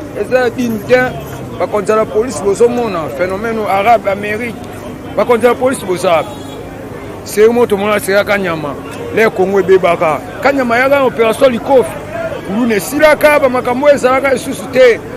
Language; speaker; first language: Lingala; native; Lingala